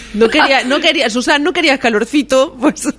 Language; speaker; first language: Spanish; native; Spanish